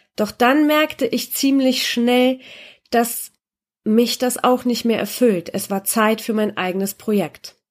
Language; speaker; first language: German; early bilingual, other home language; Polish